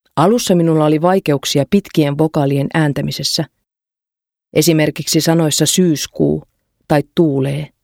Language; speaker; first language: Finnish; non-native, fluent; Persian